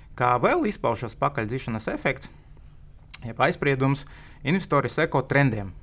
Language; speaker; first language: Latvian; non-native, local second language; Russian